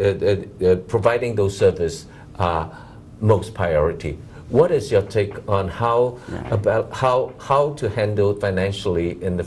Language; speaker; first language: English; non-native, local second language; Cantonese